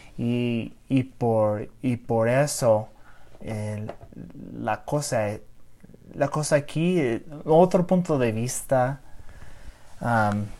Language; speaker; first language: Spanish; non-native, learner; English